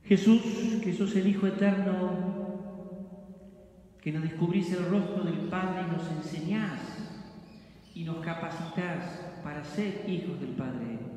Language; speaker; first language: Spanish; native; Spanish